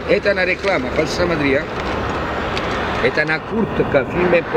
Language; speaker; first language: Russian; non-native, learner; Italian